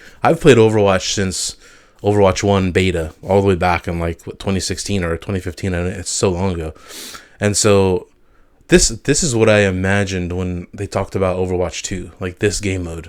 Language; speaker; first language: English; native; English